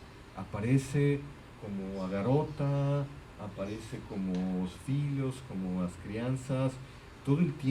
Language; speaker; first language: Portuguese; non-native, fluent; Spanish